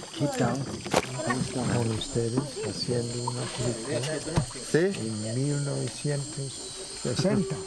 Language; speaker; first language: Spanish; non-native, learner; English